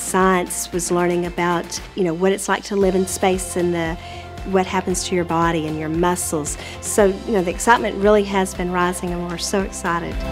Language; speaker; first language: English; native; English